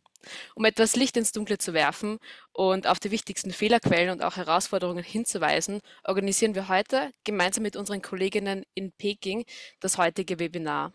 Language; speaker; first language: German; native; German